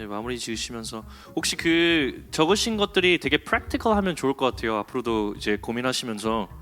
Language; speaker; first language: Korean; early bilingual, heritage; Korean